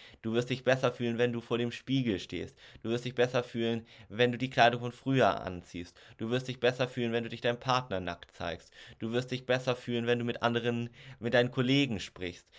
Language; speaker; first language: German; native; German